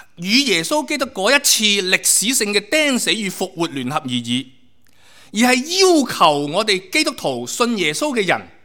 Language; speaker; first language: Cantonese; native; Cantonese